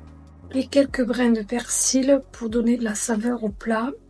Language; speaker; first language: French; native; French